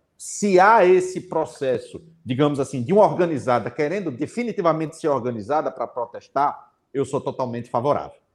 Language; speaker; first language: Portuguese; native; Portuguese